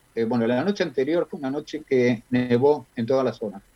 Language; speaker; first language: Spanish; native; Spanish